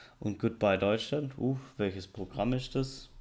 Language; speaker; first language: German; native; German